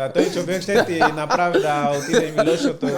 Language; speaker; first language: Bulgarian; non-native, learner; Portuguese